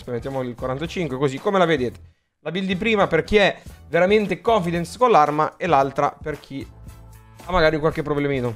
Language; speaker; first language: Italian; native; Italian